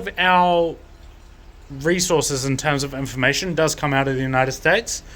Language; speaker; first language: English; native; English